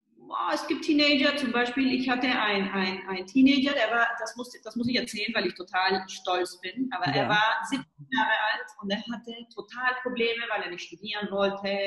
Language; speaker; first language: German; early bilingual, heritage; Spanish